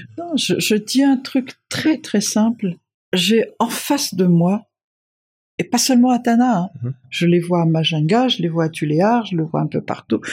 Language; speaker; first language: French; non-native, local second language; Malagasy